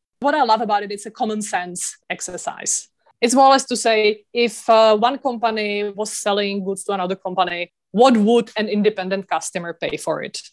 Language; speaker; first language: English; non-native, fluent; Czech